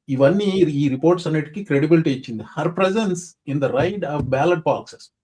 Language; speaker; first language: English; non-native, local second language; Telugu